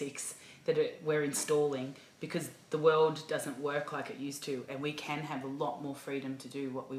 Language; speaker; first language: English; native; English